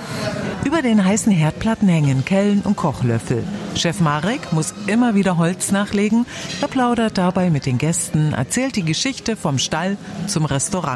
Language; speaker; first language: German; native; German